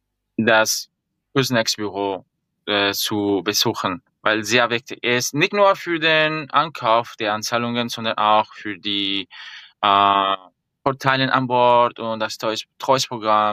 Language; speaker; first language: German; non-native, fluent; Spanish